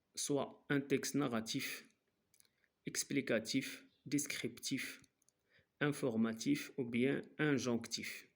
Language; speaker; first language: French; non-native, local second language; Arabic